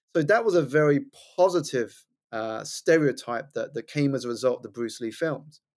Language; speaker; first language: English; native; English